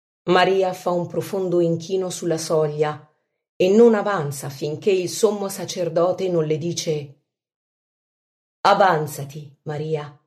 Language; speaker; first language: Italian; native; Italian